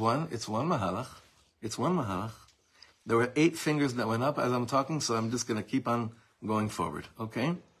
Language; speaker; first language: English; native; English